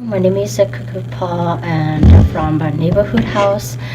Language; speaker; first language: English; non-native, learner; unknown